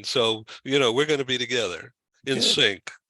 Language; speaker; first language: English; native; English